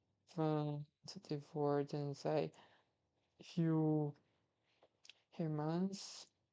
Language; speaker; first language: Dutch; non-native, learner; Portuguese